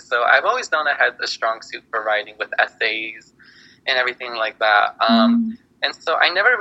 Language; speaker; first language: English; native; English